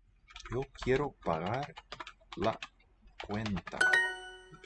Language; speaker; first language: Spanish; non-native, learner; English